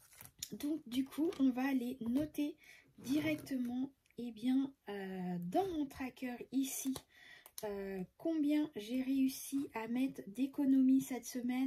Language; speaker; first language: French; native; French